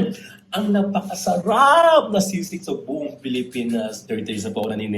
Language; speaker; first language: Filipino; early bilingual, other home language; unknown